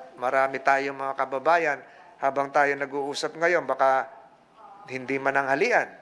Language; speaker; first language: Filipino; native; Filipino